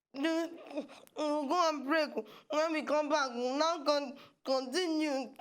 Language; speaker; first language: Nigerian Pidgin; native; Nigerian Pidgin